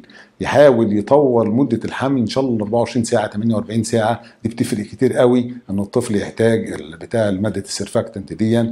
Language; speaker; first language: Arabic; native; Arabic